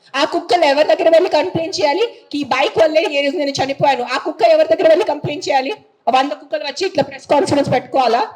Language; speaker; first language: Telugu; non-native, fluent; Marathi